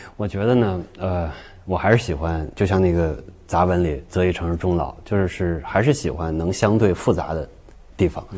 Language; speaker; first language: Chinese; native; Chinese